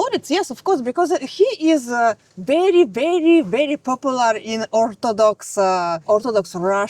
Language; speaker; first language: English; non-native, learner; Russian